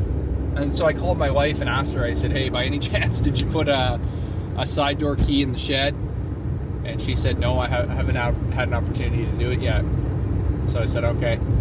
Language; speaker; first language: English; native; English